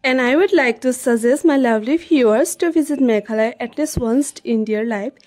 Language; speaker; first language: English; non-native, local second language; Assamese